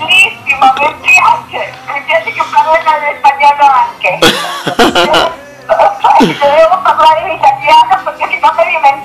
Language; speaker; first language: Italian; non-native, learner; Spanish